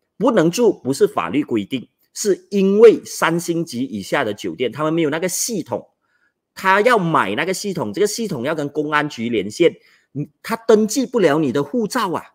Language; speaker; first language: Chinese; native; Chinese